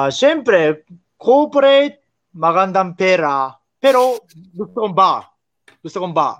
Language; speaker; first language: Filipino; non-native, learner; Japanese